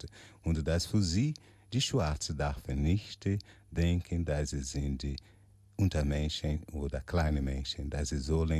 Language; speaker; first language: German; non-native, learner; Portuguese